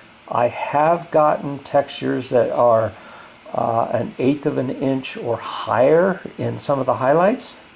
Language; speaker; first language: English; native; English